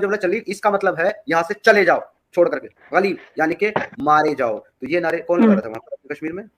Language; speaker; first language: Urdu; native; Urdu